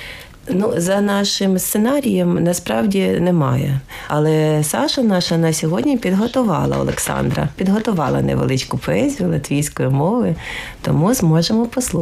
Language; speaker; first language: Ukrainian; native; Ukrainian